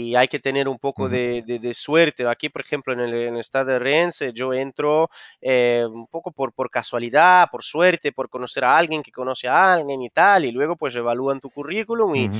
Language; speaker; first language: Spanish; non-native, fluent; Portuguese